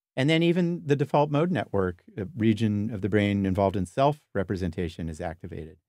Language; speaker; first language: English; native; English